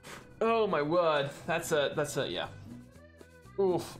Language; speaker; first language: English; native; English